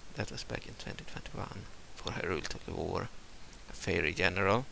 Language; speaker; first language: English; non-native, fluent; Swedish